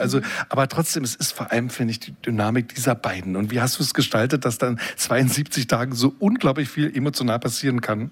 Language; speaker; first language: German; native; German